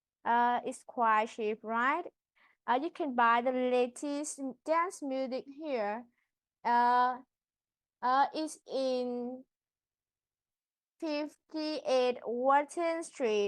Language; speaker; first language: English; non-native, learner; Vietnamese